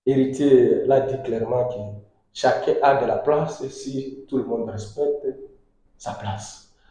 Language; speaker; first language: French; non-native, local second language; Swahili